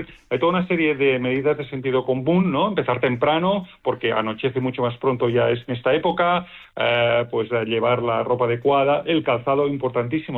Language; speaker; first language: Spanish; native; Spanish